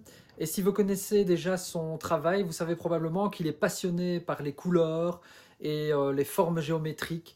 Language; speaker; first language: French; native; French